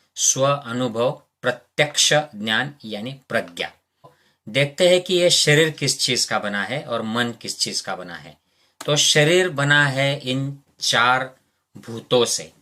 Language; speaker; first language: Hindi; non-native, local second language; Marathi